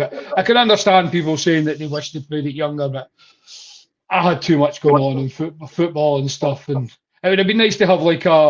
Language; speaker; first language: English; native; English